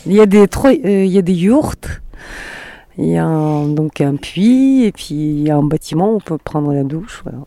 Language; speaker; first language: French; non-native, fluent; Mongolian